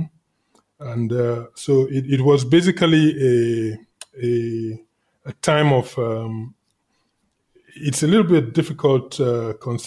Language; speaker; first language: English; non-native, local second language; Igbo